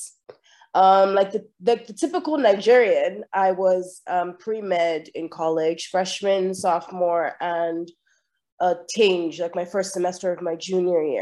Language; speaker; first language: English; non-native, local second language; Yoruba